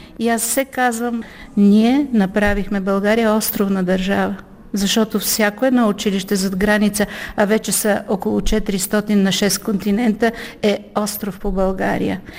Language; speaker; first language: Bulgarian; native; Bulgarian